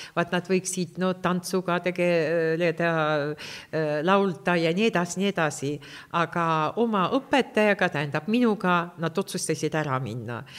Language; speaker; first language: Estonian; non-native, local second language; Russian